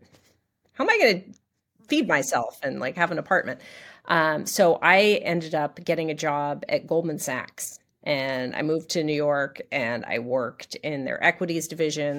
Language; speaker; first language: English; native; English